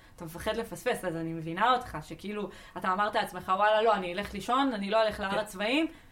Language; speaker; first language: Hebrew; native; Hebrew